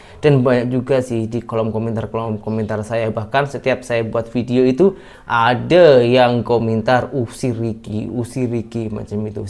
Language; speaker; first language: Indonesian; native; Indonesian